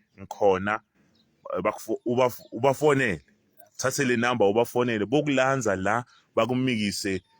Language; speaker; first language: Zulu; non-native, local second language; Swati